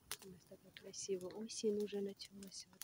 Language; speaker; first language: Russian; non-native, learner; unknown